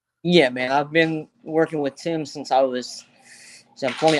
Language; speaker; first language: English; native; English